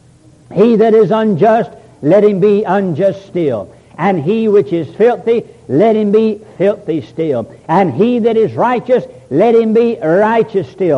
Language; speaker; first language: English; native; English